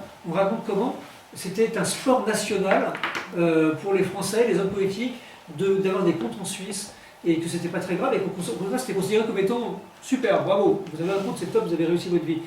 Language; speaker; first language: French; native; French